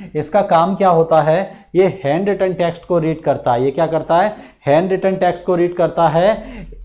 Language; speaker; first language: Hindi; native; Hindi